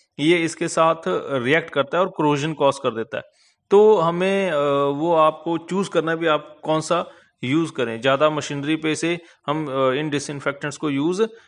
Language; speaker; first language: Hindi; non-native, local second language; Punjabi